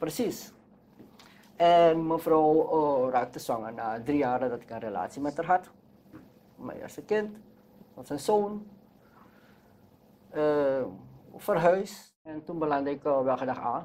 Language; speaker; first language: Dutch; non-native, local second language; Sranan Tongo